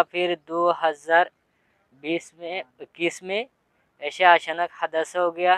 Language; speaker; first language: Hindi; non-native, learner; Rohingya